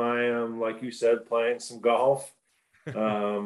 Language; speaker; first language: English; native; English